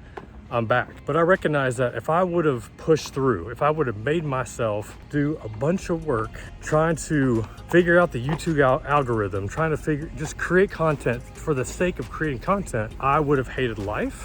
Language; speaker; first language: English; native; English